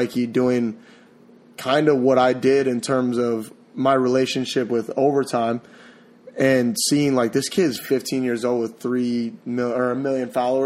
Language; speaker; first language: English; native; English